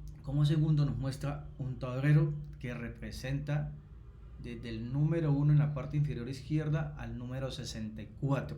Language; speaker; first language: Spanish; native; Spanish